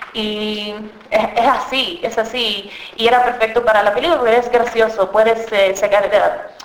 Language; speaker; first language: Spanish; early bilingual, other home language; English